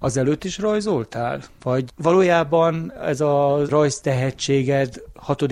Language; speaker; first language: Hungarian; native; Hungarian